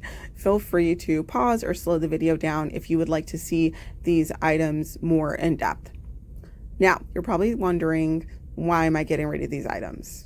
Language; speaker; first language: English; native; English